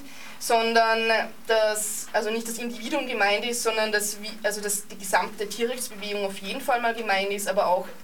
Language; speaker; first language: German; native; German